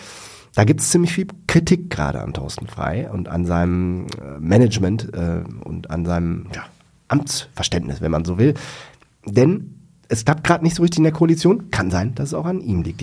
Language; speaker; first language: German; native; German